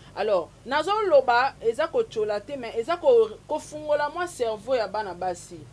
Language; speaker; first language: Lingala; native; Lingala